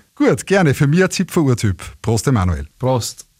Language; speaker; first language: German; native; German